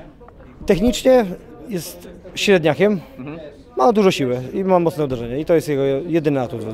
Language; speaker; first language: Polish; native; Polish